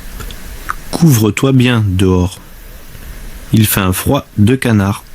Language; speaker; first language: French; native; French